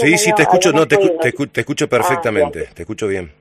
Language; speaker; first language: Spanish; native; Spanish